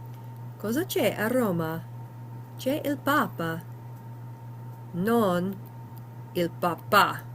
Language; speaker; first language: Italian; non-native, fluent; English